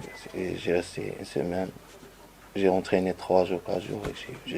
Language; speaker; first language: French; non-native, learner; Arabic